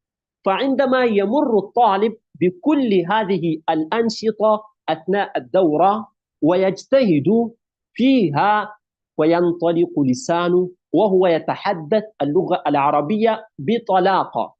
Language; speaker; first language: Arabic; non-native, fluent; Urdu